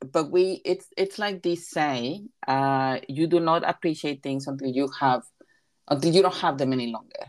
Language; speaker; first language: English; non-native, fluent; Spanish